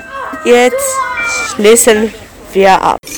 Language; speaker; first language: German; non-native, local second language; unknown